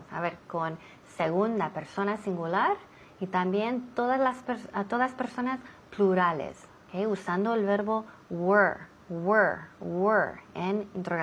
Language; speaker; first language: Spanish; non-native, fluent; English